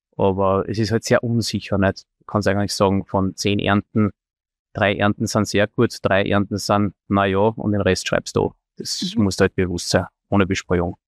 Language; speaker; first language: German; native; German